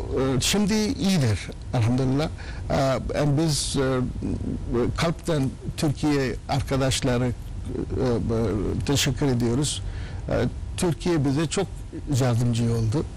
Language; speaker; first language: Turkish; non-native, learner; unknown